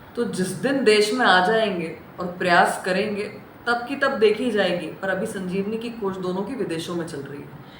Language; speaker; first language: Hindi; native; Hindi